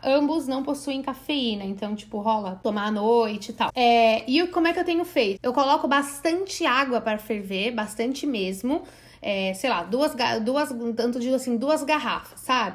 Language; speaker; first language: Portuguese; native; Portuguese